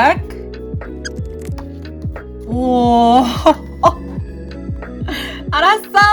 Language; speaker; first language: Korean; non-native, learner; English